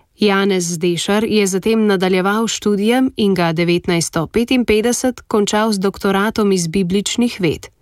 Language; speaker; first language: Slovenian; native; Slovenian